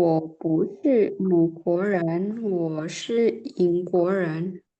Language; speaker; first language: Chinese; non-native, learner; Indonesian